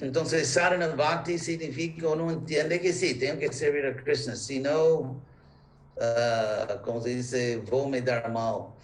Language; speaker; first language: Spanish; non-native, fluent; English